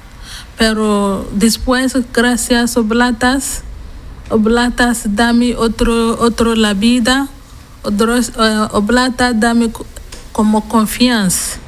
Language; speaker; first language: Spanish; non-native, learner; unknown